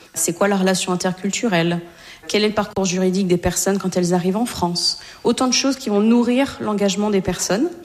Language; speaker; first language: French; native; French